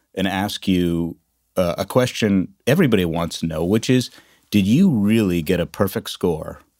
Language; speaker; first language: English; native; English